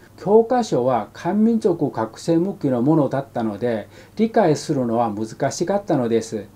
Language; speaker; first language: Japanese; non-native, fluent; Korean